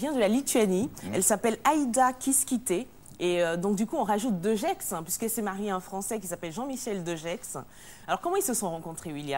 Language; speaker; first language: French; native; French